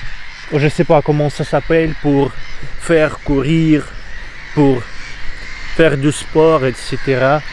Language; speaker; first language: French; non-native, learner; Russian